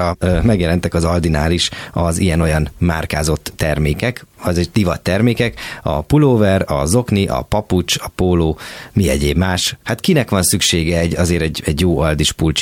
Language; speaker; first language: Hungarian; native; Hungarian